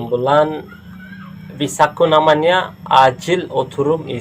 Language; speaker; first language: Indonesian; non-native, learner; Turkish